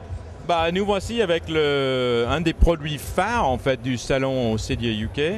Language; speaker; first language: French; native; French